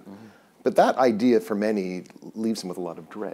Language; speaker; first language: English; native; English